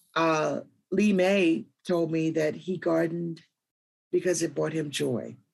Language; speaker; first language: English; native; English